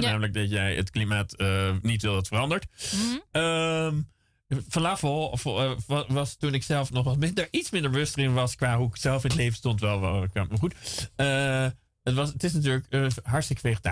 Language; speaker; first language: Dutch; native; Dutch